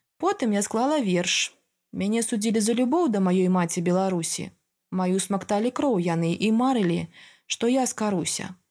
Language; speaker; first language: Belarusian; native; Belarusian